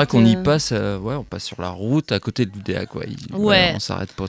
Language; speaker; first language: French; native; French